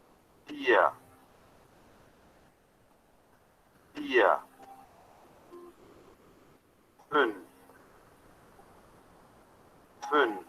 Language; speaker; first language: German; non-native, learner; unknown